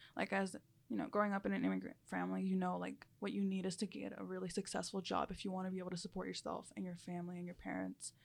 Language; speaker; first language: English; early bilingual, other home language; Spanish